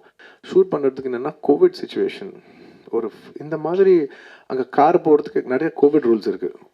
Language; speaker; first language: Tamil; non-native, local second language; Telugu